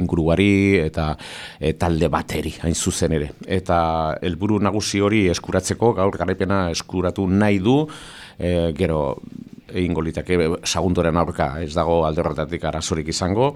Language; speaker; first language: Basque; native; Basque